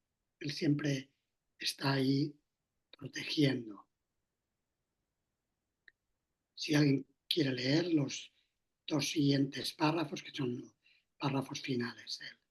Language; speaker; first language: Spanish; native; Spanish